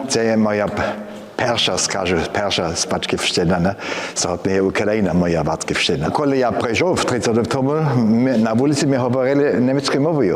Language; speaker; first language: Ukrainian; non-native, fluent; German